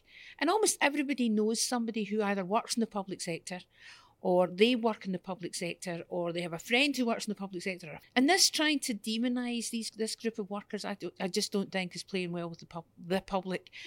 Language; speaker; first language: English; native; English